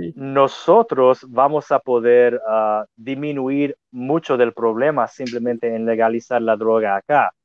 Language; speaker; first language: Spanish; non-native, fluent; English